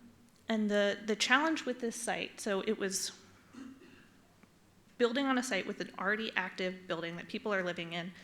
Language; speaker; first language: English; native; English